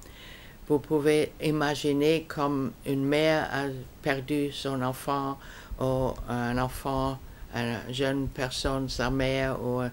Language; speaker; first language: French; non-native, fluent; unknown